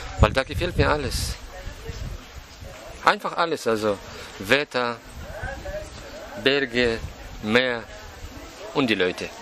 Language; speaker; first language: German; non-native, fluent; Russian